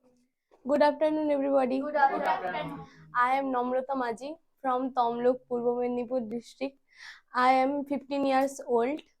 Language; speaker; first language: English; non-native, local second language; Bangla